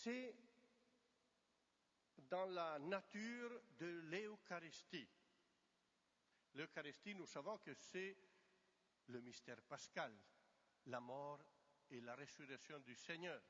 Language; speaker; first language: French; non-native, fluent; Italian